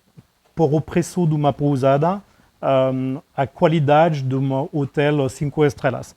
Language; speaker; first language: Portuguese; non-native, fluent; French